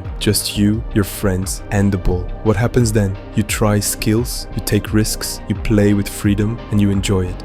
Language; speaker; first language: English; native; English